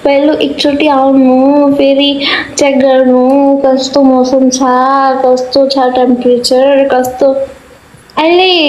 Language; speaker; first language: Nepali; non-native, learner; Hindi